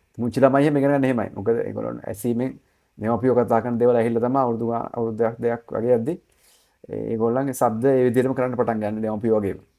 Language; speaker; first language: Sinhala; native; Sinhala